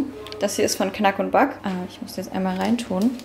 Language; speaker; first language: German; native; German